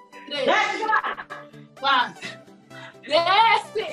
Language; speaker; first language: Portuguese; native; Portuguese